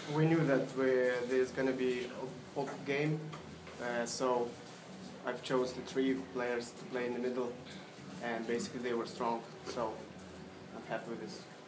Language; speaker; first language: English; non-native, fluent; Russian